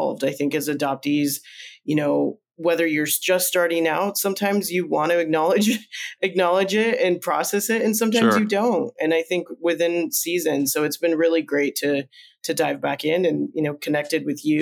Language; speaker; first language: English; early bilingual, other home language; Spanish